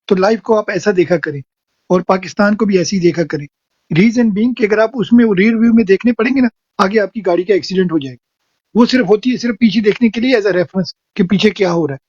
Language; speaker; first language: Urdu; native; Urdu